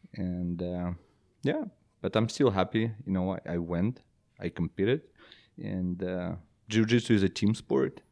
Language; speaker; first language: English; non-native, fluent; Belarusian